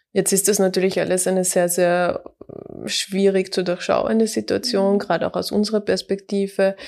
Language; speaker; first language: German; native; German